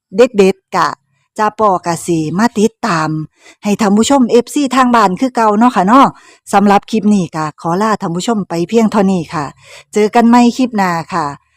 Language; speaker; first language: Thai; native; Thai